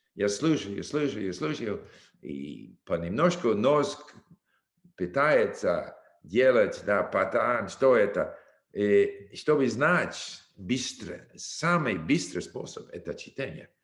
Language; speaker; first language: Russian; non-native, learner; English